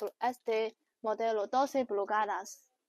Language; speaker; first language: Spanish; non-native, learner; Chinese